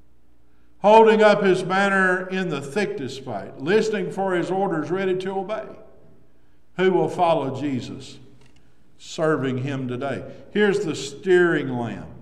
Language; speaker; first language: English; native; English